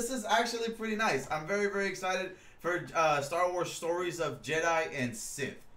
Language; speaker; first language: English; native; English